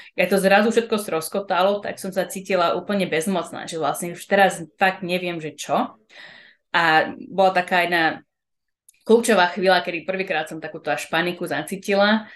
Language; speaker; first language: Slovak; early bilingual, heritage; Slovak